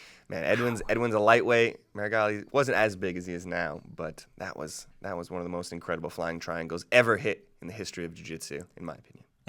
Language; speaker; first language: English; native; English